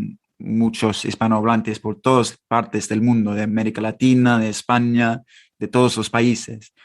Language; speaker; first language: Spanish; non-native, fluent; English